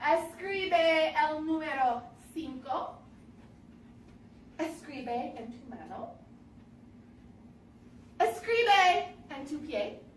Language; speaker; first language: Spanish; non-native, fluent; English